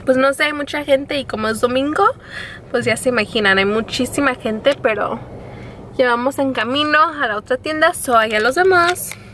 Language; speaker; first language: Spanish; early bilingual, heritage; Spanish